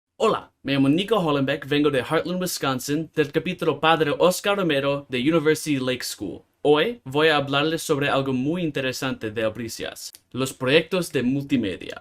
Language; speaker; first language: Spanish; non-native, learner; English